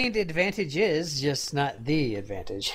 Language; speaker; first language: English; native; English